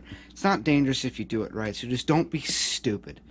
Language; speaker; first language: English; native; English